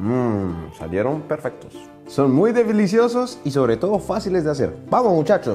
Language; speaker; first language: Spanish; native; Spanish